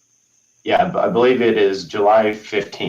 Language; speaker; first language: English; native; English